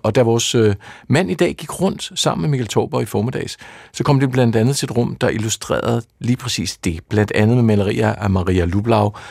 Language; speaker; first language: Danish; native; Danish